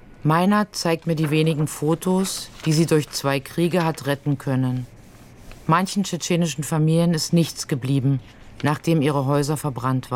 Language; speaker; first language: German; native; German